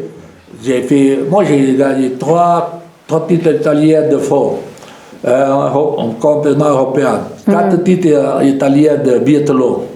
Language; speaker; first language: French; non-native, local second language; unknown